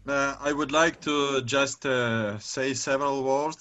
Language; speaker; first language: English; non-native, learner; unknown